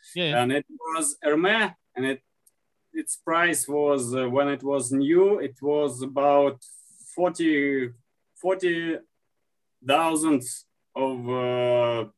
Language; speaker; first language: English; non-native, learner; Russian